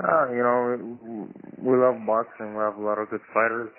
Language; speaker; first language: English; non-native, local second language; French